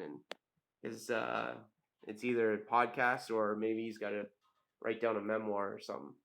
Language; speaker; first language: English; native; English